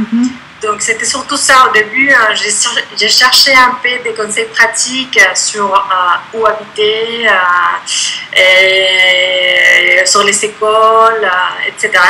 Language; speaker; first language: French; non-native, fluent; Spanish